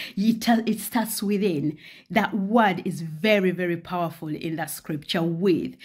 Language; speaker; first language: English; non-native, local second language; Ganda